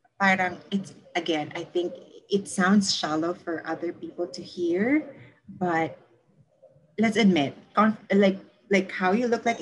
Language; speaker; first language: English; non-native, local second language; Cebuano